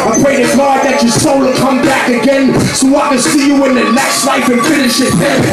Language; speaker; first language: English; early bilingual, other home language; Spanish